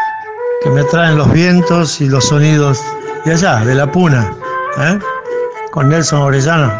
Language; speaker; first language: Spanish; native; Spanish